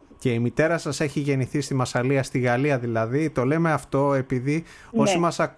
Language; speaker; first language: Greek; native; Greek